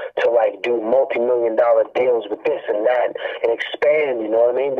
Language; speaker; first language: English; native; English